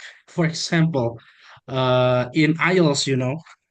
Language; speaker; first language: English; non-native, learner; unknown